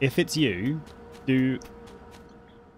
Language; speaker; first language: English; native; English